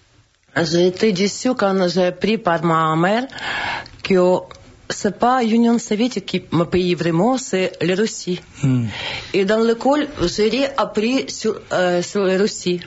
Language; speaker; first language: French; non-native, learner; Russian